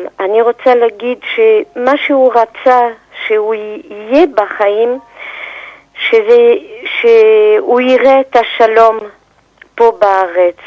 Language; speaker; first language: Hebrew; non-native, fluent; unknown